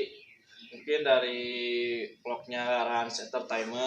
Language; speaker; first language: Indonesian; non-native, local second language; Sundanese